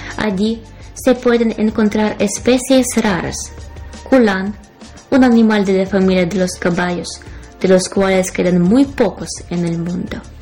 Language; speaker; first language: Spanish; non-native, fluent; Ukrainian